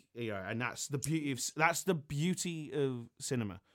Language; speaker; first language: English; native; English